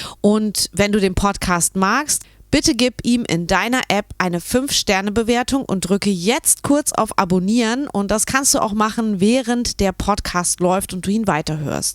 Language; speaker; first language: German; native; German